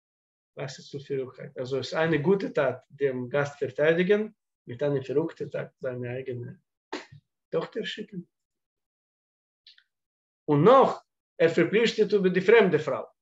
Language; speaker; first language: German; non-native, fluent; Russian